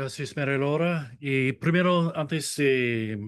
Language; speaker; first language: Spanish; non-native, fluent; English